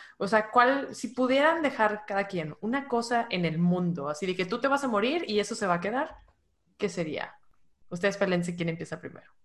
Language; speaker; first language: Spanish; native; Spanish